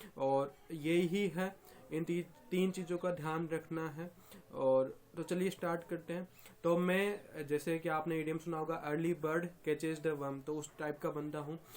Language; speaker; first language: Hindi; native; Hindi